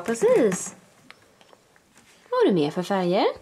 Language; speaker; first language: Swedish; native; Swedish